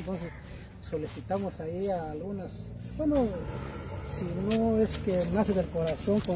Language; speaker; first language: Spanish; native; Spanish